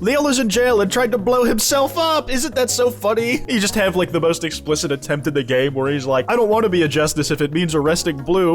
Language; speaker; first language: English; native; English